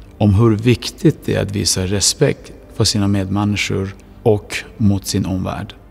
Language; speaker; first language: Swedish; non-native, fluent; Persian